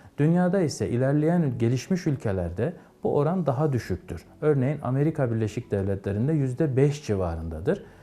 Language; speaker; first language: Turkish; native; Turkish